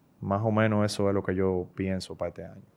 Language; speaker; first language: Spanish; native; Spanish